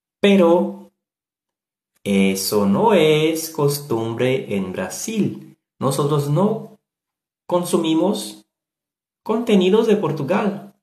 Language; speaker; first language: Spanish; non-native, learner; Portuguese